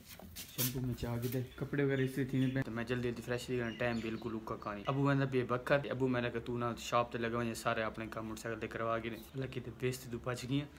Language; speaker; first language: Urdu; non-native, local second language; Saraiki